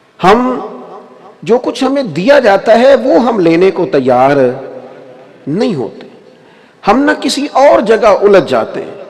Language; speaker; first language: Urdu; non-native, local second language; Punjabi